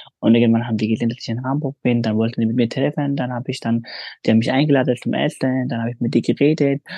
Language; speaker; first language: German; non-native, fluent; Pashto